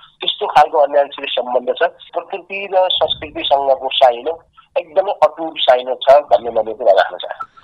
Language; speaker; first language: Nepali; non-native, local second language; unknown